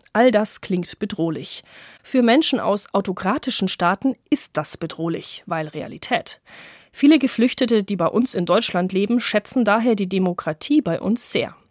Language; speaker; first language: German; native; German